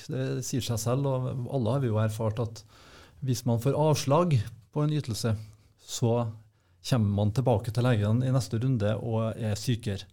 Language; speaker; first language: Norwegian; native; Norwegian